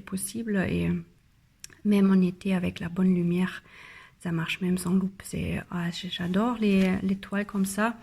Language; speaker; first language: French; non-native, learner; German